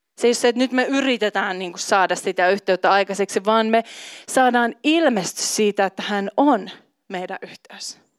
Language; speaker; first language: Finnish; native; Finnish